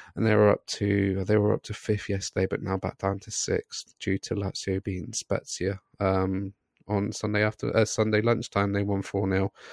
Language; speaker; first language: English; native; English